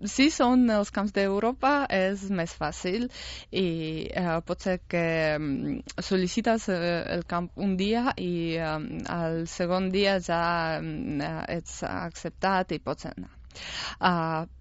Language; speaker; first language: Catalan; non-native, fluent; Russian